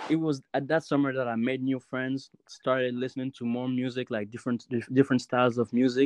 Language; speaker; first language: English; non-native, local second language; French